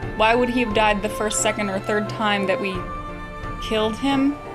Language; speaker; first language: English; native; English